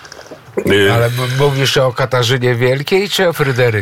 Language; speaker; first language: Polish; native; Polish